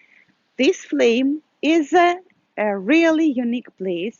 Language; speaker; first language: English; non-native, fluent; Russian